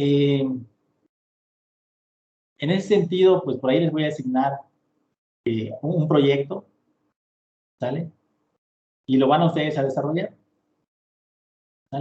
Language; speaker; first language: Spanish; native; Spanish